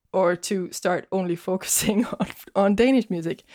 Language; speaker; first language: English; non-native, fluent; Danish